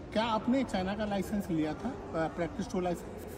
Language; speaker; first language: Hindi; native; Hindi